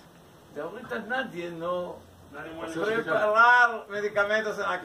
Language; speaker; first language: Spanish; non-native, learner; Hebrew